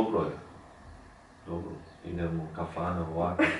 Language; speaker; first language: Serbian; non-native, learner; Turkish